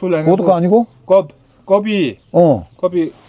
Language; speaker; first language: Korean; non-native, learner; Mongolian